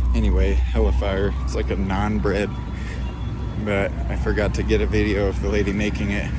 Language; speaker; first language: English; native; English